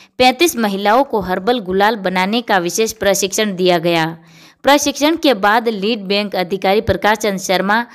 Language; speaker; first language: Hindi; native; Hindi